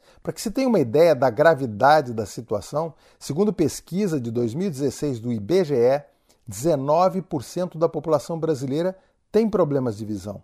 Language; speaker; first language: Portuguese; native; Portuguese